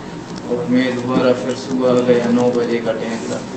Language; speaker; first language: Hindi; non-native, local second language; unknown